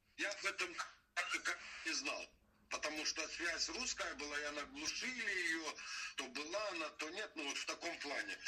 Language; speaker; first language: Russian; non-native, local second language; Azerbaijani